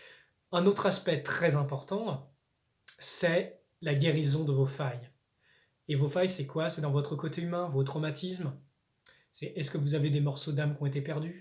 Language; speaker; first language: French; native; French